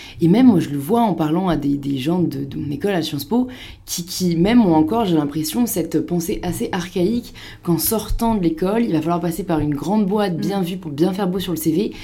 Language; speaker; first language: French; native; French